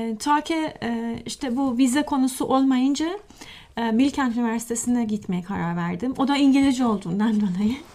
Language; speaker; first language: Turkish; non-native, fluent; Persian